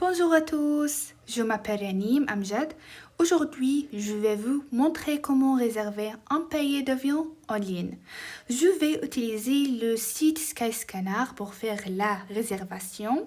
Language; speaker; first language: French; non-native, learner; Arabic